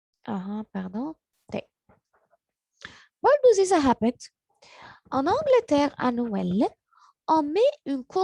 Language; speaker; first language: French; non-native, learner; Arabic